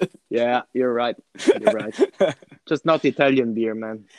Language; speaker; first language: English; non-native, fluent; Italian